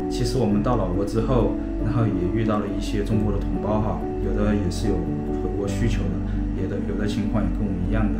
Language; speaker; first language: Chinese; native; Chinese